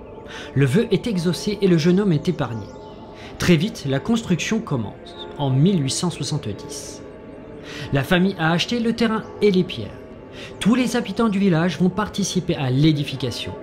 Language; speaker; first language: French; native; French